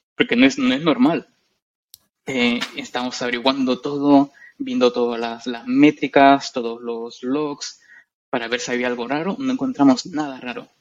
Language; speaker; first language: Spanish; native; Spanish